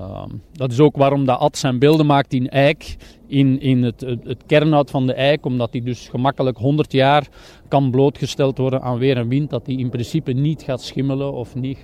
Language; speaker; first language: Dutch; native; Dutch